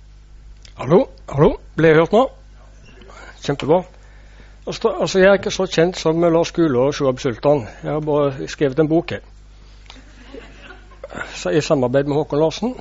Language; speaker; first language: Norwegian; native; Norwegian